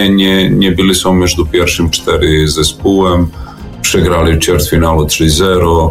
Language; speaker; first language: Polish; non-native, learner; Serbian